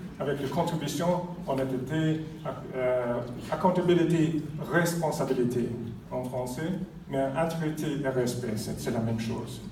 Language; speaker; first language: French; non-native, fluent; Swedish